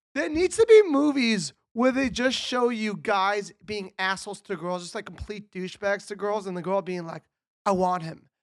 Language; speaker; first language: English; native; English